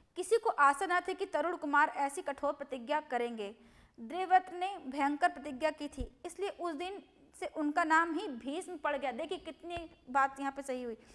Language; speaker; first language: Hindi; non-native, local second language; Gujarati